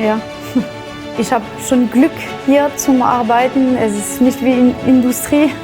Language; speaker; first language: German; non-native, fluent; French